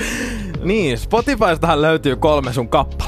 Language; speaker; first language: Finnish; native; Finnish